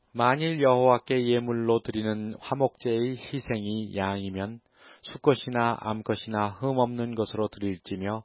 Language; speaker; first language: Korean; native; Korean